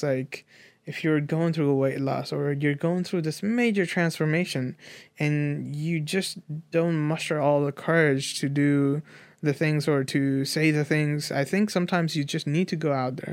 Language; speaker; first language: English; non-native, local second language; Nepali